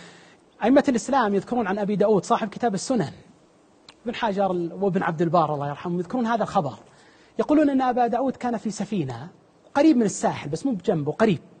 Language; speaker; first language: Arabic; native; Arabic